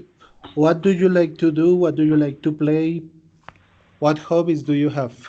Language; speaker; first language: English; non-native, fluent; Spanish